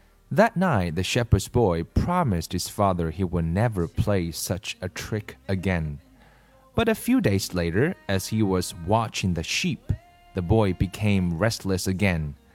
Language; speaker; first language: English; non-native, fluent; Chinese